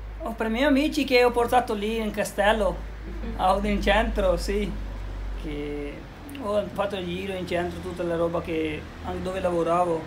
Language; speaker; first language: Italian; non-native, learner; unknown